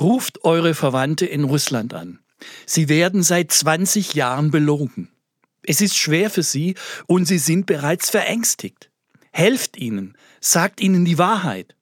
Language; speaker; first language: German; native; German